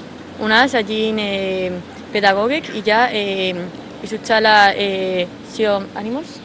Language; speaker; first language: Russian; non-native, learner; Spanish